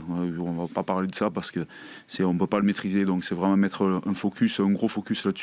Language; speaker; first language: French; native; French